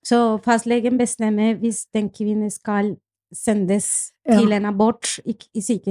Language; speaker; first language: Norwegian; non-native, fluent; Spanish